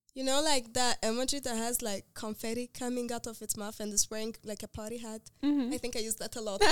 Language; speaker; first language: English; non-native, local second language; Kinyarwanda